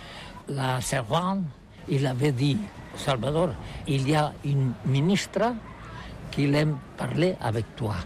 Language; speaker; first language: French; non-native, learner; Catalan